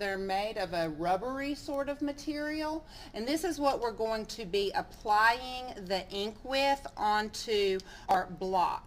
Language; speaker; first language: English; native; English